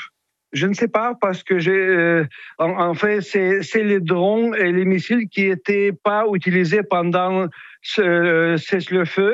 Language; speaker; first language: French; non-native, fluent; Russian